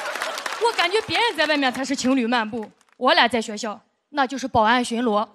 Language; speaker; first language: Chinese; native; Chinese